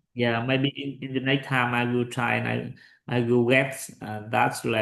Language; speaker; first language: English; non-native, learner; Vietnamese